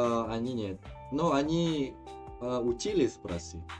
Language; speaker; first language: Russian; non-native, fluent; Indonesian